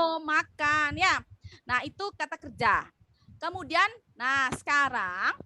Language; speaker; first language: Indonesian; native; Indonesian